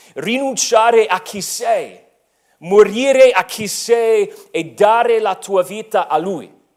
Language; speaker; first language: Italian; non-native, fluent; English